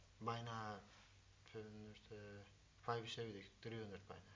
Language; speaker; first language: Dutch; non-native, learner; Turkish